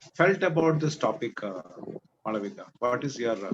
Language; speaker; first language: English; non-native, local second language; Malayalam